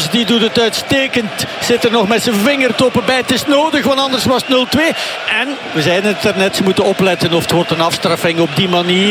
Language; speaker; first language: Dutch; native; Dutch